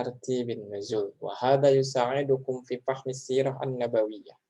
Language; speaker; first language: Arabic; non-native, fluent; Indonesian